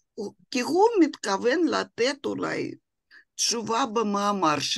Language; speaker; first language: Hebrew; non-native, fluent; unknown